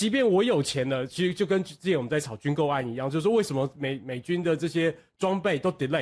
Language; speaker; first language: Chinese; native; Chinese